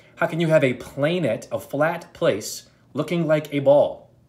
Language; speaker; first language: English; native; English